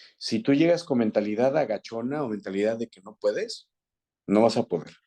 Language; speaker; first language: Spanish; native; Spanish